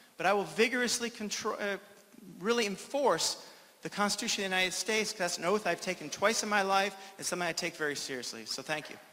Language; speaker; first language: English; native; English